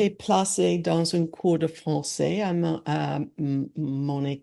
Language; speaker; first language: French; non-native, learner; English